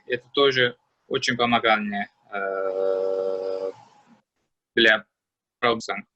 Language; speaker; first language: Russian; non-native, learner; Uzbek